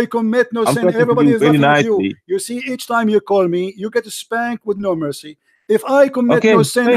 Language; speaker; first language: English; non-native, fluent; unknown